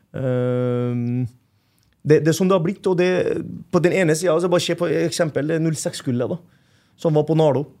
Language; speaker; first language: Norwegian; non-native, fluent; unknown